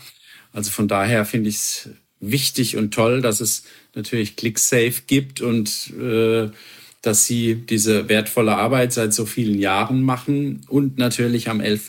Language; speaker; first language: German; native; German